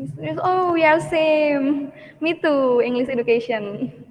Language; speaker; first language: English; non-native, learner; Indonesian